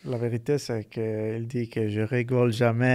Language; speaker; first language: French; non-native, fluent; Italian